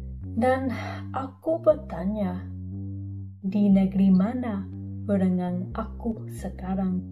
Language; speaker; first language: Indonesian; non-native, learner; English